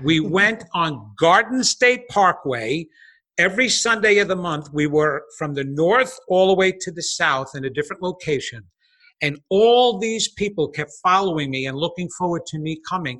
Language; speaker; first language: English; native; English